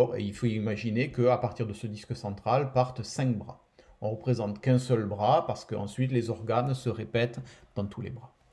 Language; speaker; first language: French; native; French